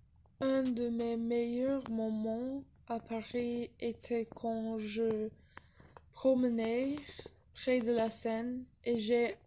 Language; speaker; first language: French; non-native, fluent; English